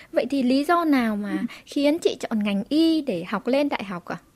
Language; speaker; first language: Vietnamese; native; Vietnamese